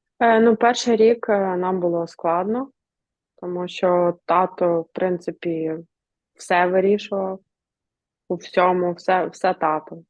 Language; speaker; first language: Ukrainian; native; Ukrainian